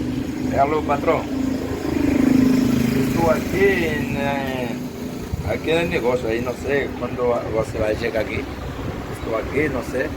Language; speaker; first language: Portuguese; non-native, learner; Haitian Creole